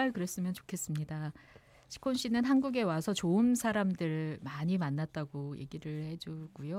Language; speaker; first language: Korean; native; Korean